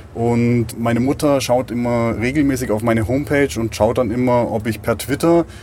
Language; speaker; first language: German; native; German